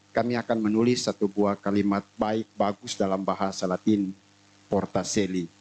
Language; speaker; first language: Indonesian; native; Indonesian